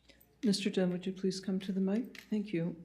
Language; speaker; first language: English; native; English